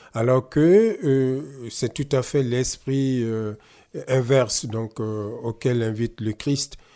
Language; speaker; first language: French; non-native, local second language; Mossi